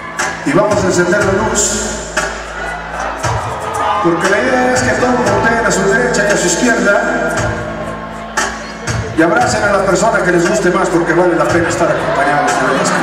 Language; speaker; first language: Spanish; native; Spanish